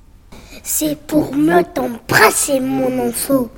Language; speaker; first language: French; non-native, learner; Portuguese